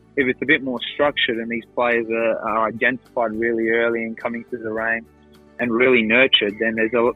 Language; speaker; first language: English; non-native, local second language; Greek